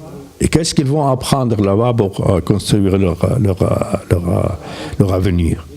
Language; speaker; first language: French; non-native, fluent; Arabic